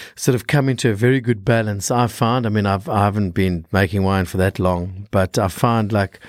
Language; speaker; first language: English; native; English